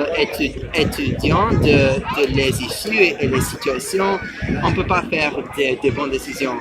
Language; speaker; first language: French; non-native, learner; English